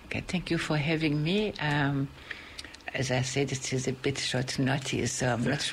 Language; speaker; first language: English; non-native, local second language; Kinyarwanda